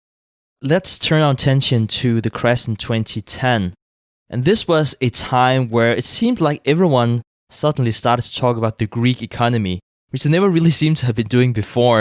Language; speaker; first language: English; non-native, fluent; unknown